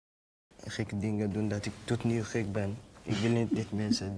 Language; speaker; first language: Dutch; non-native, learner; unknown